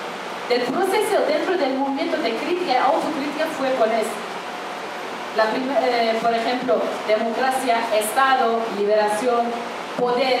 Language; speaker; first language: Spanish; non-native, fluent; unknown